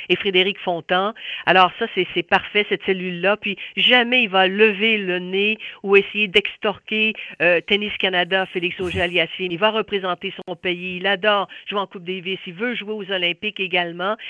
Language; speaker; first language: French; native; French